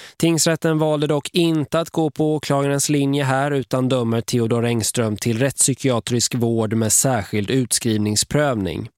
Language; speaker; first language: Swedish; native; Swedish